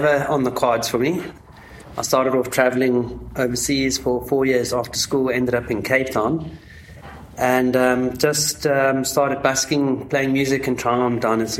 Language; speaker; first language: English; native; English